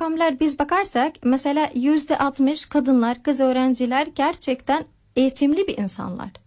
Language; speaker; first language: Turkish; non-native, learner; Arabic